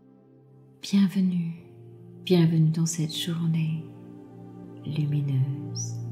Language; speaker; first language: French; native; French